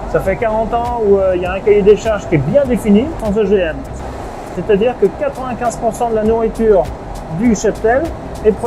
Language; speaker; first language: French; native; French